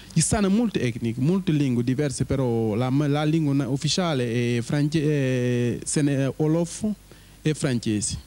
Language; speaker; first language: Italian; non-native, learner; Wolof